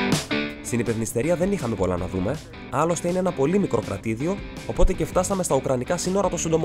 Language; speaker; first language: Greek; native; Greek